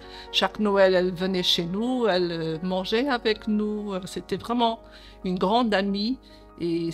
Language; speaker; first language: French; early bilingual, other home language; Portuguese